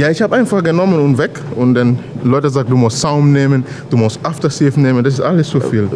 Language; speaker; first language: German; non-native, learner; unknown